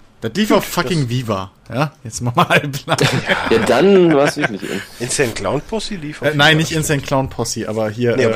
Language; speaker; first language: German; native; German